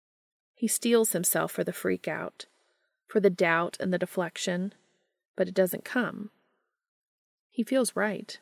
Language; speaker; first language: English; native; English